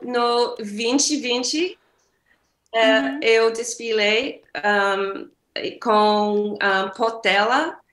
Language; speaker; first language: Portuguese; non-native, learner; English